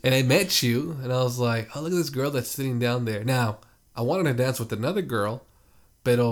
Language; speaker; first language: English; early bilingual, other home language; Spanish